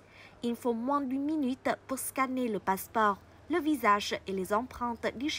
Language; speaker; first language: French; non-native, fluent; Vietnamese